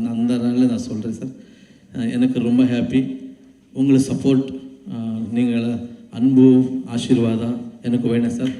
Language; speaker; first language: Tamil; non-native, learner; Kannada